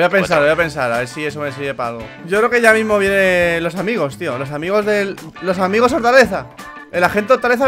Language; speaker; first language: Spanish; native; Spanish